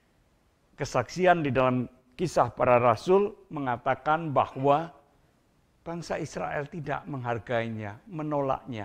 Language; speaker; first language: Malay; non-native, local second language; Indonesian